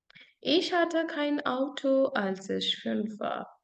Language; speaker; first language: German; non-native, fluent; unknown